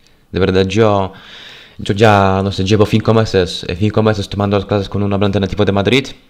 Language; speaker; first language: Spanish; non-native, fluent; Polish